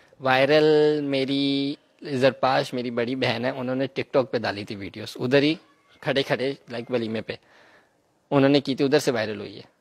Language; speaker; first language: Urdu; early bilingual, heritage; Urdu